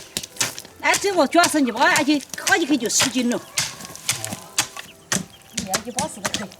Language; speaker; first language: Chinese; native; Chinese